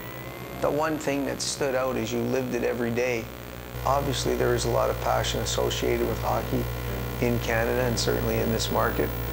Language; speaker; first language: English; native; English